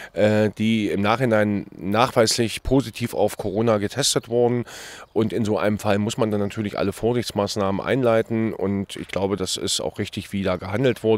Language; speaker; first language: German; native; German